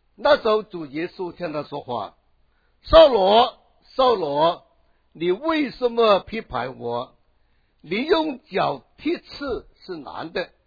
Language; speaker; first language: Chinese; non-native, local second language; Cantonese